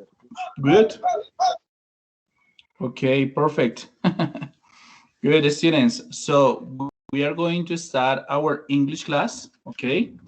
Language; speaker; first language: English; non-native, learner; Spanish